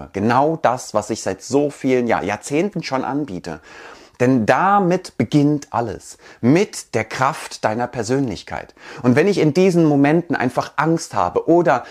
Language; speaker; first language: German; native; German